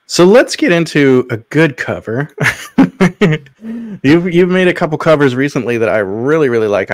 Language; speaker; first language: English; native; English